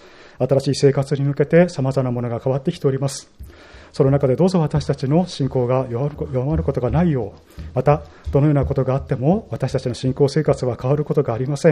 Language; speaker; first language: Japanese; native; Japanese